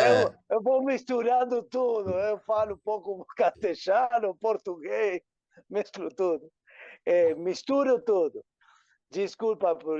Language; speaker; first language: Portuguese; non-native, learner; Spanish